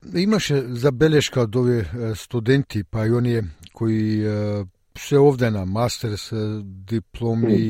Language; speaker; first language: Macedonian; early bilingual, heritage; Macedonian